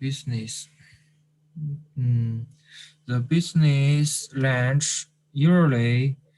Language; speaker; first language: English; non-native, learner; Chinese